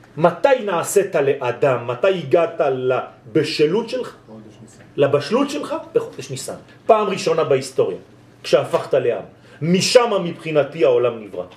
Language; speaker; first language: Hebrew; non-native, fluent; French